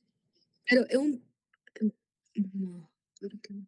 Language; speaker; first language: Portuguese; non-native, learner; Spanish